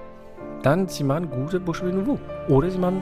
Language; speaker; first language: German; non-native, fluent; French